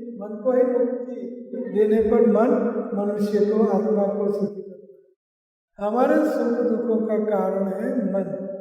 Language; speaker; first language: Hindi; non-native, local second language; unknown